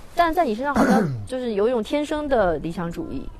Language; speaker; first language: Chinese; native; Chinese